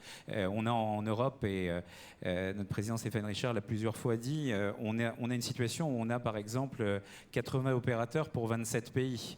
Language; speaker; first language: French; native; French